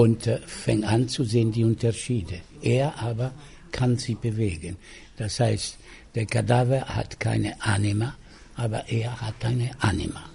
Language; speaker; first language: German; non-native, fluent; Italian